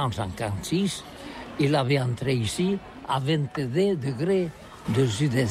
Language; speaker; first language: French; non-native, learner; Catalan